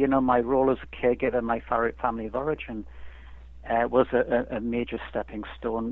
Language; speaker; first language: English; native; English